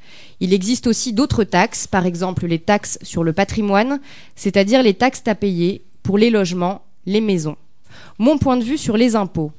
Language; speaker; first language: French; native; French